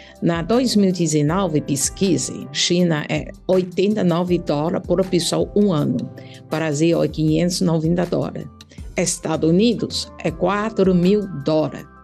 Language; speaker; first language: Portuguese; non-native, learner; Chinese